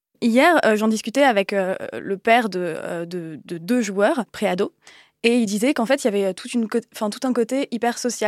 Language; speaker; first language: French; native; French